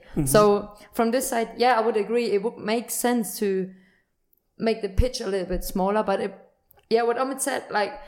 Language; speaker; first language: English; non-native, fluent; German